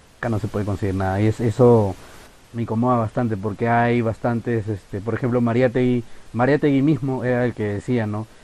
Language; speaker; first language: Spanish; native; Spanish